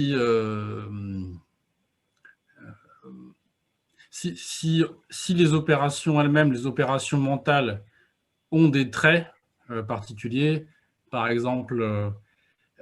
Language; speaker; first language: French; native; French